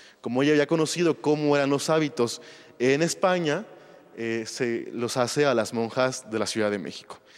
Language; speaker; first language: Spanish; native; Spanish